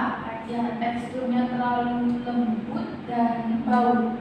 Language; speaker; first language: Indonesian; non-native, learner; Arabic